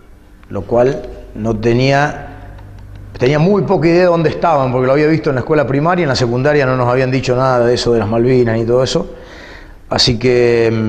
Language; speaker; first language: Spanish; native; Spanish